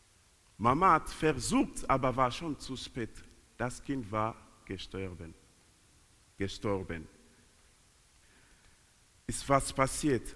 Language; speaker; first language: German; non-native, learner; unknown